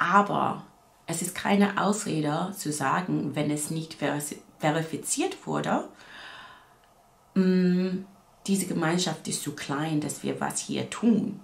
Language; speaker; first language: German; non-native, fluent; English